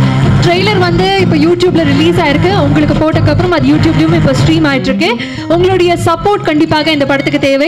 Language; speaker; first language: Tamil; native; Tamil